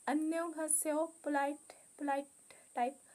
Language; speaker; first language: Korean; non-native, learner; Hindi